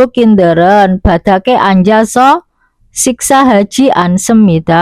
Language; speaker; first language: Korean; non-native, learner; Indonesian